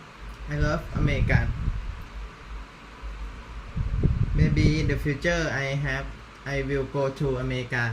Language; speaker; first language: English; non-native, learner; Thai